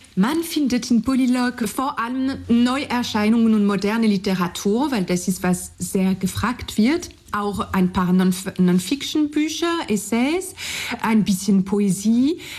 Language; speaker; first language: German; non-native, fluent; French